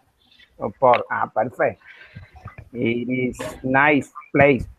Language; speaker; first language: English; non-native, learner; Spanish